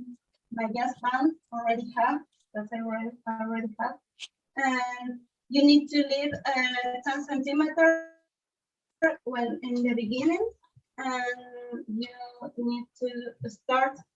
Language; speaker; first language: English; non-native, learner; Spanish